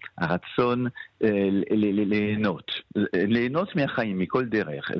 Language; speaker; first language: Hebrew; non-native, fluent; French